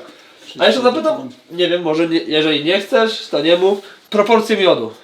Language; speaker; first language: Polish; native; Polish